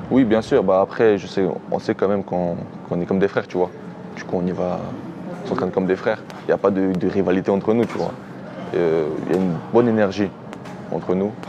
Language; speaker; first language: French; early bilingual, other home language; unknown